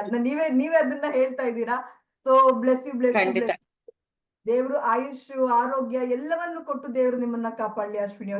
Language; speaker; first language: Kannada; native; Kannada